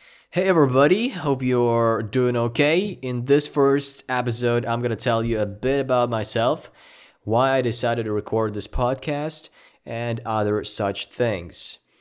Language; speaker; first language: English; non-native, fluent; Ukrainian